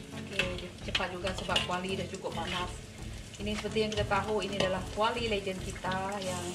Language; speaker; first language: Malay; native; Malay